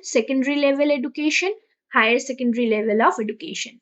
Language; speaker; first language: English; non-native, local second language; Bangla